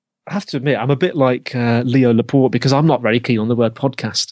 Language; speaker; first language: English; native; English